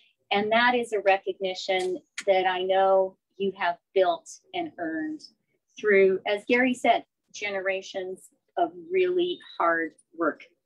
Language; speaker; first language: English; native; English